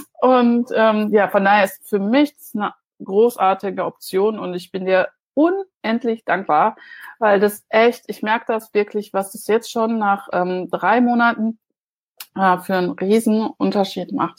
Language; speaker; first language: German; native; German